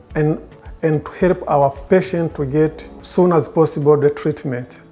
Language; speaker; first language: English; non-native, local second language; Kinyarwanda